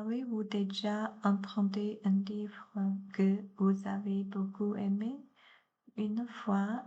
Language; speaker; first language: French; non-native, learner; Chinese